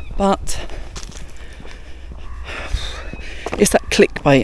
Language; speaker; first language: English; native; English